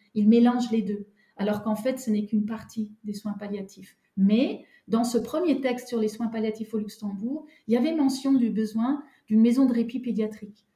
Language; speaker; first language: French; non-native, local second language; Luxembourgish